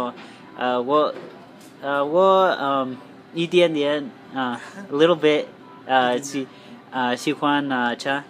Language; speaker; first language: Chinese; non-native, learner; Spanish